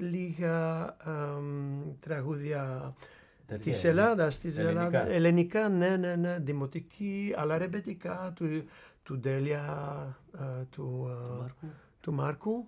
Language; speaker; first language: Greek; non-native, learner; Dutch